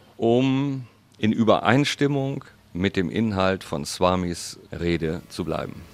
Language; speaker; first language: German; native; German